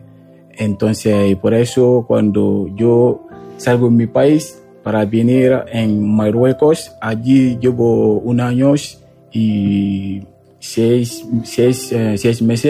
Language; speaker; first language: Spanish; non-native, learner; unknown